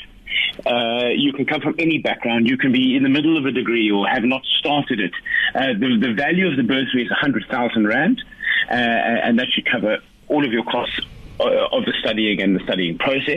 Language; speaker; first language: English; native; English